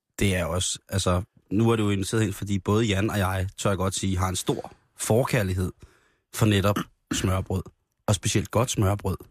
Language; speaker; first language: Danish; native; Danish